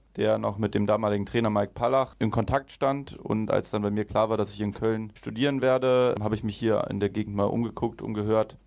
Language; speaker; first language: German; native; German